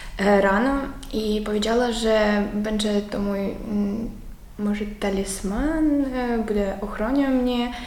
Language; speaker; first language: Polish; non-native, learner; Ukrainian